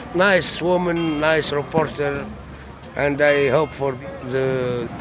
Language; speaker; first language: English; non-native, learner; Arabic